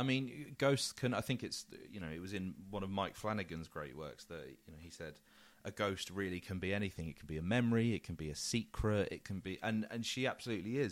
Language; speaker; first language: English; native; English